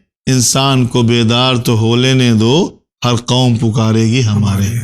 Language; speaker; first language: Urdu; native; Urdu